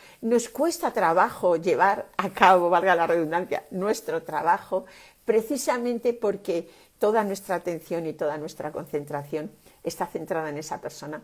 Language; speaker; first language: Spanish; native; Spanish